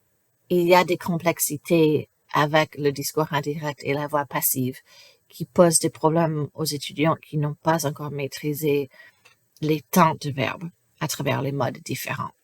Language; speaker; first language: French; non-native, fluent; English